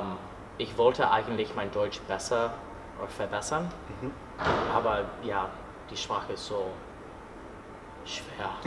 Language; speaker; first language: German; non-native, learner; English